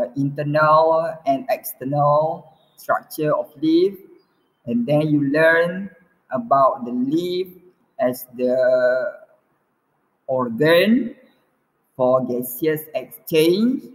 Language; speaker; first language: English; non-native, local second language; Malay